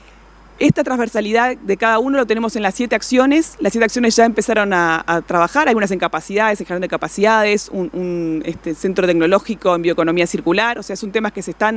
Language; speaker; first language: Spanish; native; Spanish